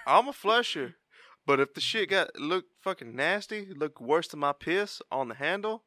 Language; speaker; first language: English; early bilingual, other home language; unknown